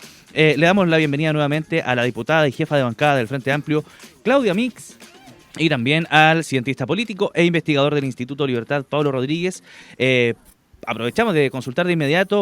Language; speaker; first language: Spanish; native; Spanish